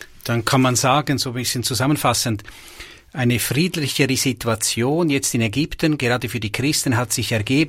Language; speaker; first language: German; native; German